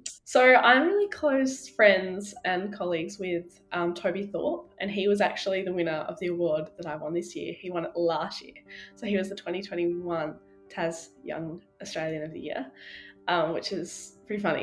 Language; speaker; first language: English; native; English